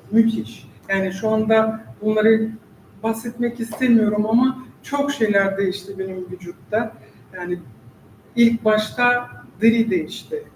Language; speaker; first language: Turkish; non-native, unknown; Russian